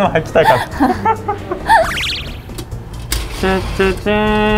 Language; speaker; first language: Japanese; native; Japanese